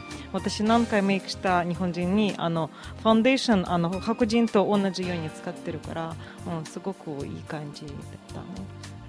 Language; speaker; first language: Japanese; non-native, fluent; Russian